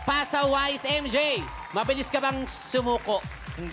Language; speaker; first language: Filipino; native; Filipino